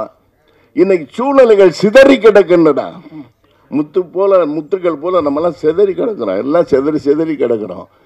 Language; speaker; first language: Tamil; native; Tamil